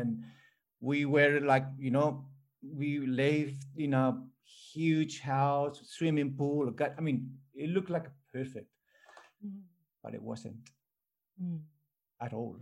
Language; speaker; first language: English; non-native, fluent; Spanish